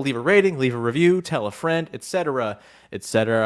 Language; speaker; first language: English; native; English